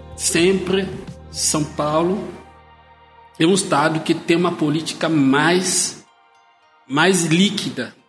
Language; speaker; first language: Portuguese; non-native, fluent; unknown